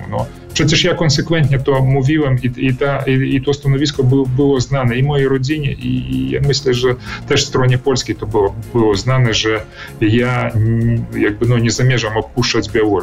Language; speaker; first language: Polish; early bilingual, heritage; Polish